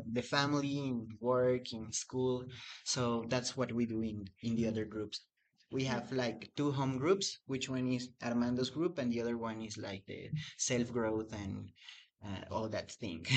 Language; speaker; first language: English; non-native, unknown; Spanish